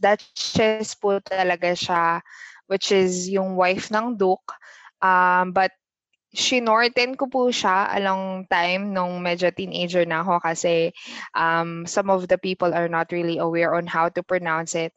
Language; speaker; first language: English; non-native, local second language; Filipino